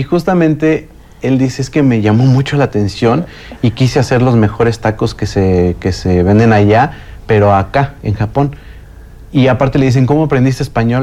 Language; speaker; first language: Spanish; native; Spanish